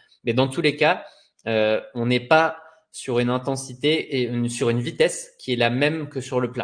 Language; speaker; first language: French; native; French